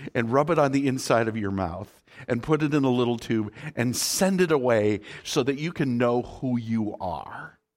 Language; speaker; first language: English; native; English